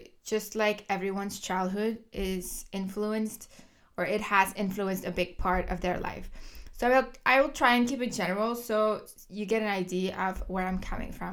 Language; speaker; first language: English; non-native, fluent; Dutch